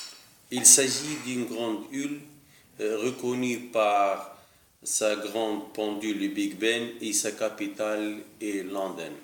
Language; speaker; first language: French; non-native, learner; Arabic